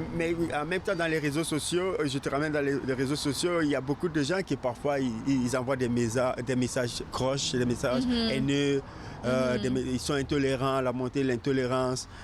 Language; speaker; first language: French; non-native, learner; Thai